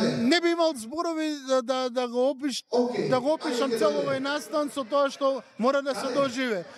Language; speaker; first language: Macedonian; non-native, local second language; Romany